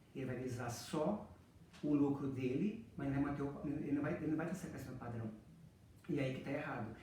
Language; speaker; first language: Portuguese; native; Portuguese